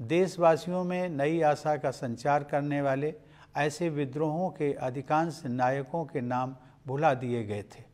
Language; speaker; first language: Hindi; native; Hindi